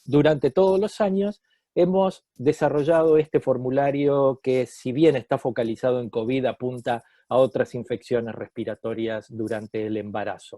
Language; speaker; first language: Spanish; native; Spanish